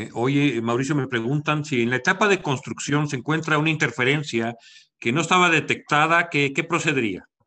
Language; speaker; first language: Spanish; native; Spanish